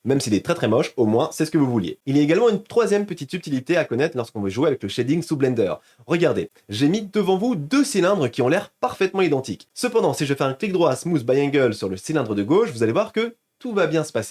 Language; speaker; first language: French; native; French